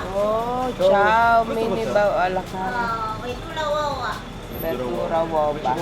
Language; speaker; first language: Italian; non-native, learner; Filipino